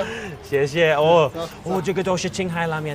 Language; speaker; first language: Chinese; non-native, learner; English